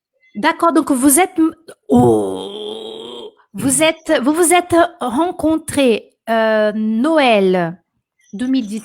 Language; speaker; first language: French; non-native, fluent; Portuguese